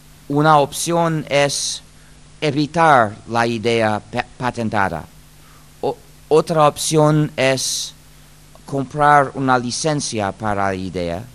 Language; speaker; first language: Spanish; non-native, fluent; English